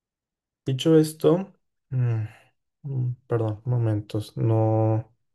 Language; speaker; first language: Spanish; native; Spanish